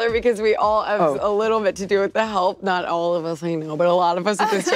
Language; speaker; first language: English; native; English